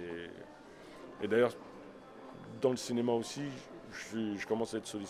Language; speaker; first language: French; native; French